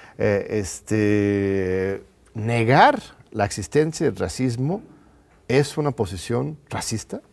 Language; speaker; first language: Spanish; non-native, fluent; English